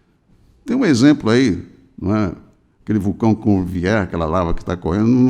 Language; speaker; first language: Portuguese; native; Portuguese